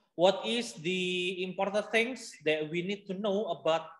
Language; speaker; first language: English; non-native, fluent; Indonesian